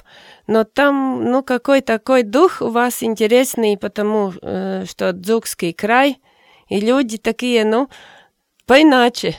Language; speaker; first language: Russian; non-native, fluent; Latvian